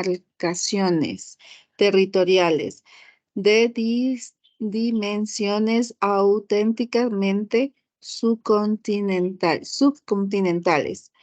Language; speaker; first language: Spanish; native; Spanish